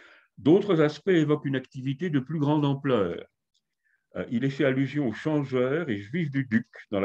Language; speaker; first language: French; native; French